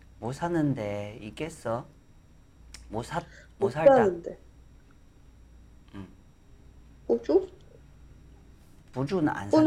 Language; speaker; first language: Korean; non-native, fluent; Chinese